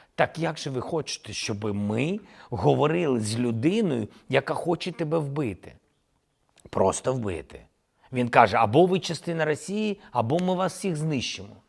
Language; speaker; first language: Ukrainian; non-native, local second language; Russian